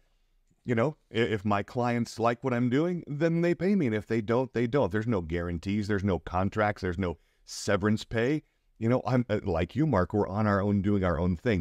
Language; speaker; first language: English; native; English